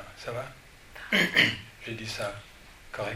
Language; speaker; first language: French; non-native, fluent; English